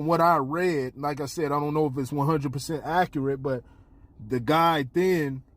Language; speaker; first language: English; native; English